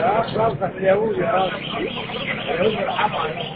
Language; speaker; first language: Arabic; native; Arabic